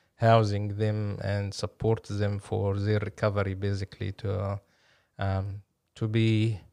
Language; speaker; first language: English; non-native, fluent; Arabic